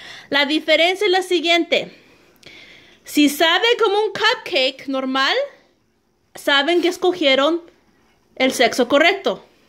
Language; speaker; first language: Spanish; early bilingual, heritage; Spanish